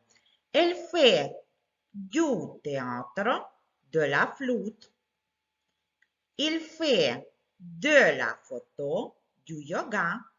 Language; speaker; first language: French; non-native, fluent; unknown